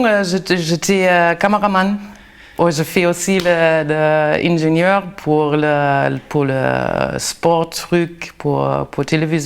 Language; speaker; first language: French; non-native, learner; German